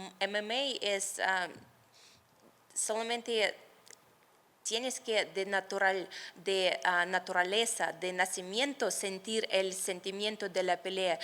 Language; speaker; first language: Spanish; non-native, fluent; Russian